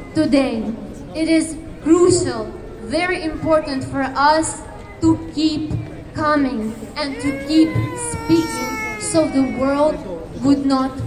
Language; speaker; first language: English; non-native, fluent; Ukrainian